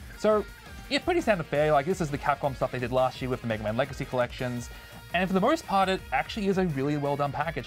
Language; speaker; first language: English; native; English